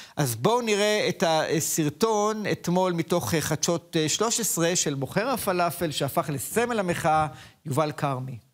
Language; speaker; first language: Hebrew; native; Hebrew